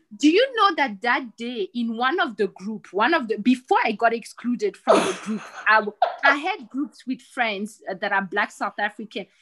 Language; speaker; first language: English; non-native, fluent; Rundi